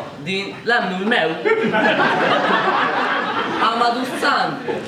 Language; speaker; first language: Romanian; non-native, learner; Hungarian